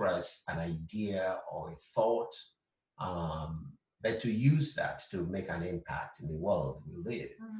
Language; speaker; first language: English; non-native, local second language; Igbo